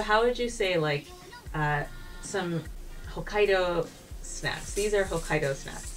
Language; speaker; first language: English; native; English